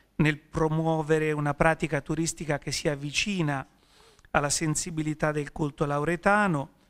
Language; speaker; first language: Italian; native; Italian